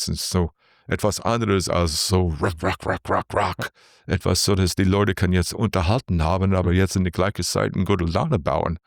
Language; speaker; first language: German; non-native, learner; English